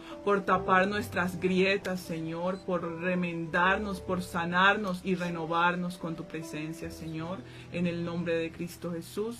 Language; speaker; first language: Spanish; native; Spanish